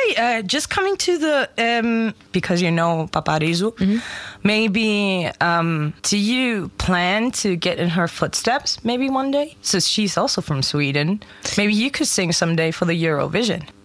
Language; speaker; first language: English; non-native, fluent; German